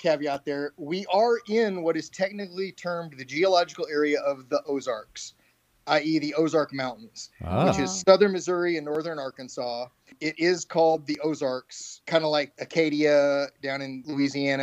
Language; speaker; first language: English; native; English